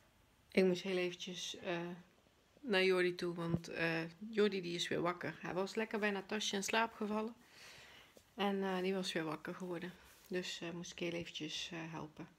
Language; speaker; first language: Dutch; native; Dutch